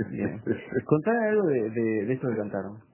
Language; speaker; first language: Spanish; native; Spanish